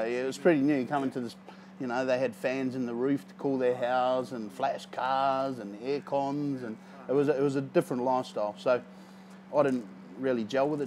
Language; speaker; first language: English; native; English